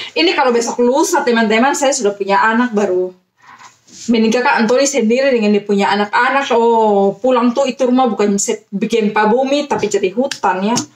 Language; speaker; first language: Indonesian; native; Indonesian